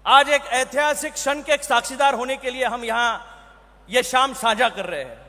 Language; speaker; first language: Hindi; non-native, local second language; Marathi